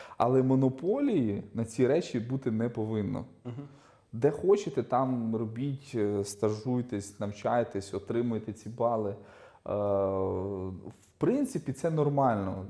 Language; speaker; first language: Ukrainian; native; Ukrainian